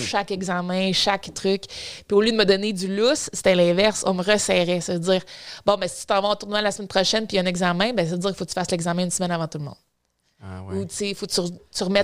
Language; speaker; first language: French; native; French